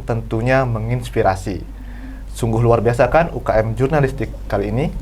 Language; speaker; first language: Indonesian; non-native, local second language; Balinese